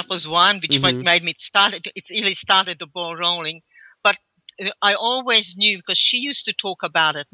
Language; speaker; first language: English; early bilingual, other home language; Hungarian